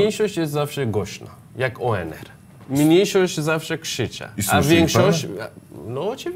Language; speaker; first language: Polish; non-native, learner; Persian